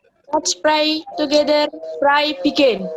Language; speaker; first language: English; non-native, learner; Indonesian